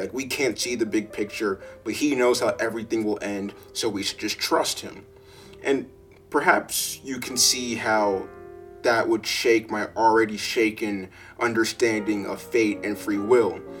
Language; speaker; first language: English; native; English